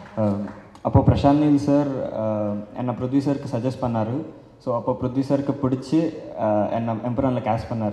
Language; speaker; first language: Tamil; non-native, learner; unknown